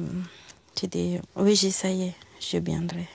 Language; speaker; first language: French; non-native, learner; Filipino